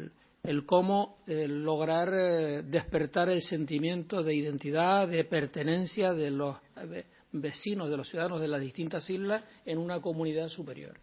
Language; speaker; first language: Spanish; native; Spanish